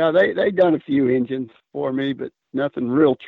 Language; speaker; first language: English; native; English